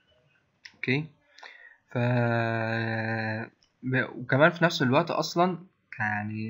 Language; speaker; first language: Arabic; native; Arabic